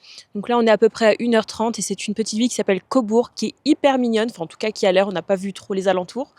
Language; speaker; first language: French; native; French